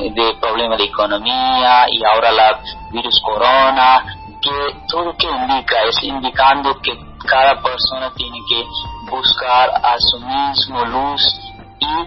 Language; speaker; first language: Spanish; non-native, learner; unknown